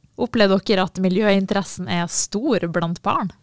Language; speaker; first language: Norwegian; native; Norwegian